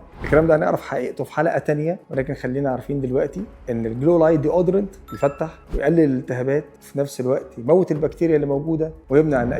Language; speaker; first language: Arabic; native; Arabic